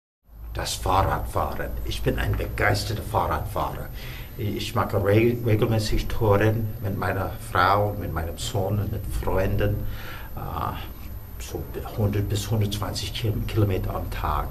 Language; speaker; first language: German; non-native, fluent; English